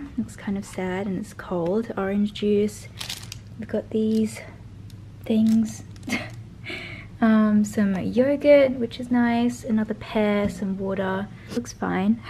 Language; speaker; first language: English; native; English